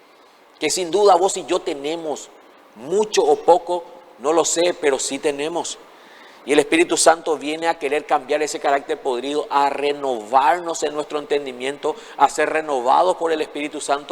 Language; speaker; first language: Spanish; native; Spanish